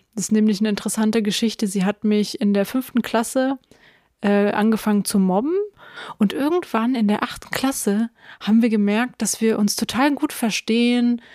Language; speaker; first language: German; early bilingual, other home language; Russian